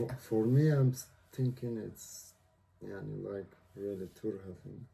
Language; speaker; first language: English; non-native, learner; Turkish